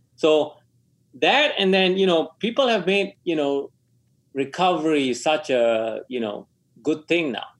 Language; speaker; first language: English; non-native, local second language; Tamil